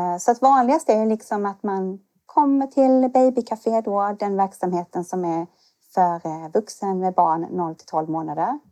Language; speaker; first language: Swedish; native; Swedish